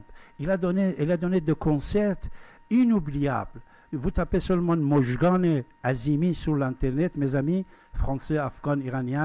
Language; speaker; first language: French; non-native, fluent; Persian